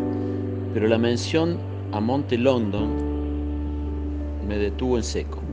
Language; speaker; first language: Spanish; native; Spanish